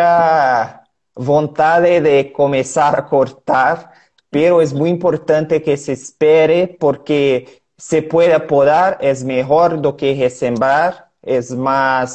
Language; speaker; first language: Spanish; non-native, learner; Portuguese